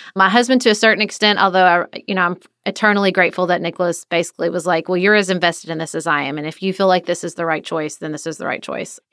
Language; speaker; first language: English; native; English